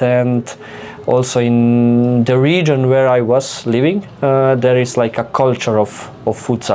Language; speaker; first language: English; non-native, fluent; Slovenian